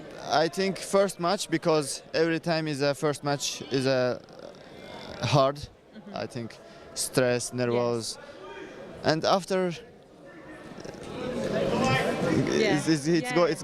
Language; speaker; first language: English; non-native, learner; Turkish